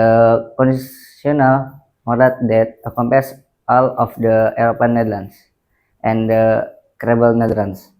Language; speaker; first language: English; non-native, learner; Indonesian